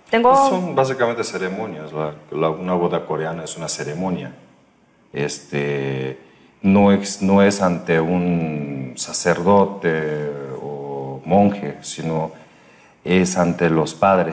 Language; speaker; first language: Spanish; early bilingual, other home language; Korean